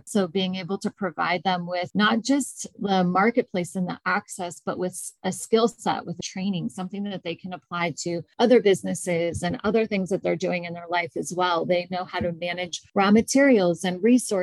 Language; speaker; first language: English; native; English